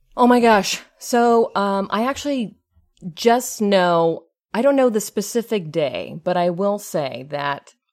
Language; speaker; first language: English; native; English